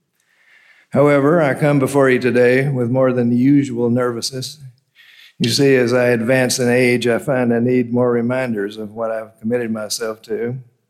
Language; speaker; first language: English; native; English